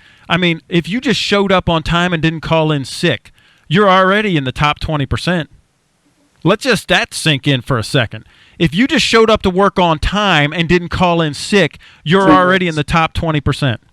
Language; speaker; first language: English; native; English